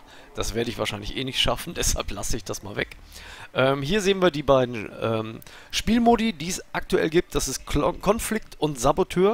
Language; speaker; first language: German; native; German